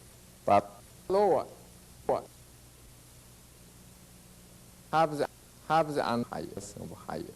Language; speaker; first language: English; non-native, learner; Japanese